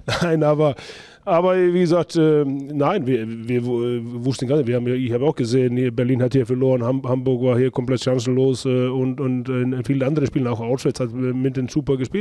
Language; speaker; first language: German; non-native, fluent; Icelandic